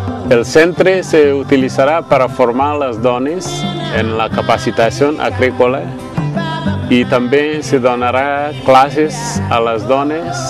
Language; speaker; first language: Catalan; non-native, fluent; Mandingo